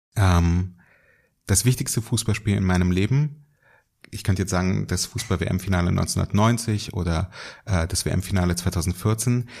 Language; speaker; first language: German; early bilingual, other home language; Russian